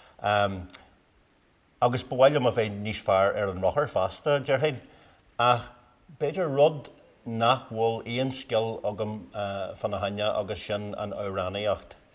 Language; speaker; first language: Irish; native; Irish